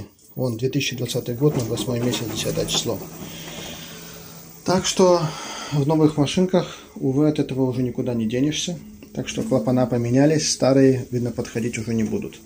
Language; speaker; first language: Russian; native; Russian